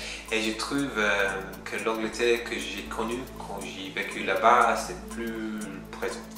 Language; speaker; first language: French; non-native, fluent; English